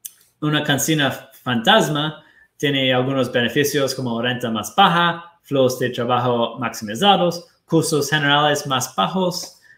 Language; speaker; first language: Spanish; non-native, fluent; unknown